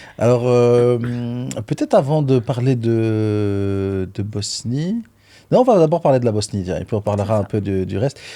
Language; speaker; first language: French; early bilingual, other home language; Arabic